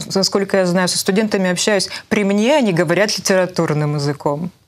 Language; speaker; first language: Russian; native; Russian